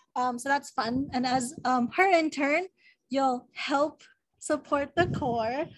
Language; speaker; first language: English; native; English